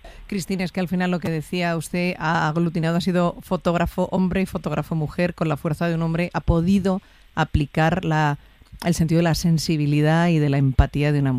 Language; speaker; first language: Spanish; native; Spanish